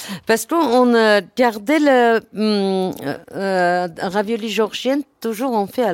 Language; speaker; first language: French; non-native, learner; Armenian